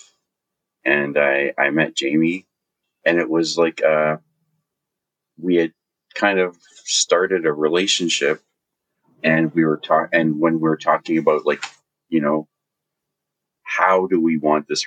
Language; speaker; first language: English; native; English